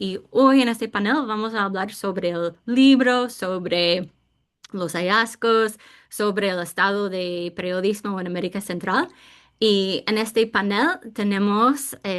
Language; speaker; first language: Spanish; non-native, fluent; English